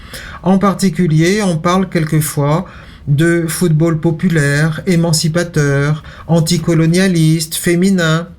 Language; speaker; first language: French; native; French